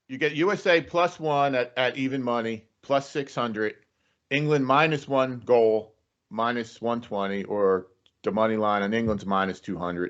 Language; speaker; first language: English; native; English